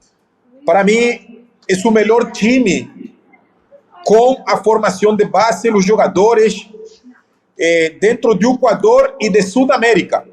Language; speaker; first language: Portuguese; non-native, fluent; Spanish